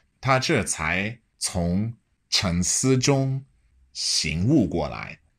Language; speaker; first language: Chinese; non-native, fluent; English